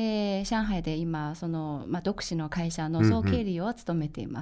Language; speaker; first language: Japanese; non-native, fluent; Chinese